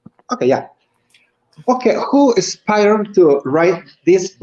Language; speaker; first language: English; non-native, learner; Spanish